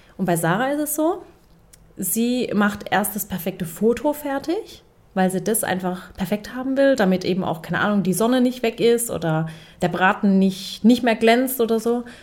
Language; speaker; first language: German; early bilingual, other home language; Turkish